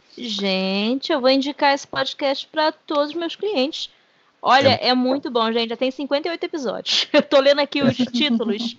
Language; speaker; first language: Portuguese; native; Portuguese